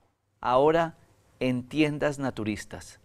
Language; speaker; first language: Spanish; native; Spanish